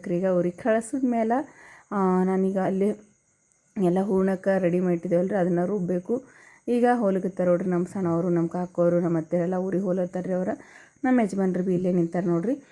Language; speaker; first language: Kannada; native; Kannada